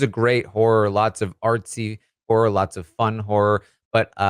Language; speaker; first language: English; native; English